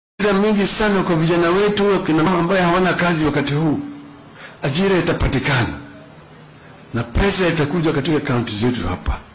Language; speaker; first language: Swahili; non-native, local second language; Luo (Kenya and Tanzania)